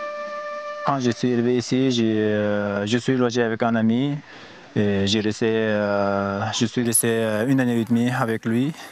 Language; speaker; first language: French; non-native, fluent; Sherpa